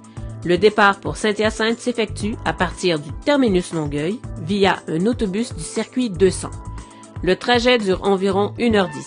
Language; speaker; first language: French; native; French